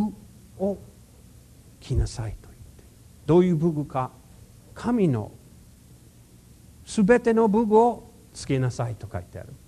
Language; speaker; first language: Japanese; non-native, fluent; English